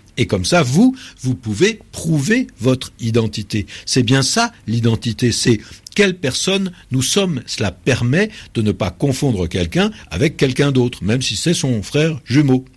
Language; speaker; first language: French; native; French